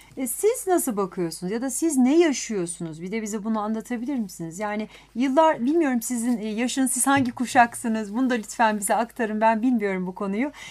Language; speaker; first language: Turkish; native; Turkish